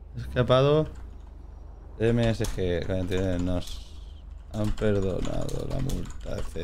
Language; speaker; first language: Spanish; native; Spanish